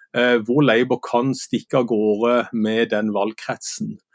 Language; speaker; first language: Norwegian; native; Norwegian